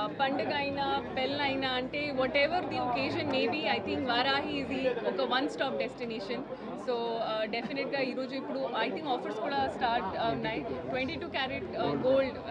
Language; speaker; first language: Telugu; non-native, learner; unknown